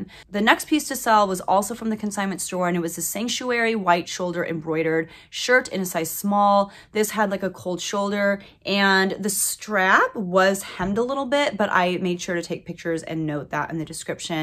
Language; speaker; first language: English; native; English